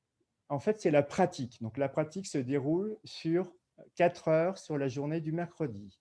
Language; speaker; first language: French; native; French